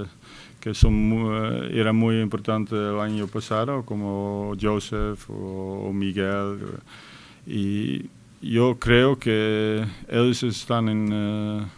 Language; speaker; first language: Spanish; non-native, fluent; Dutch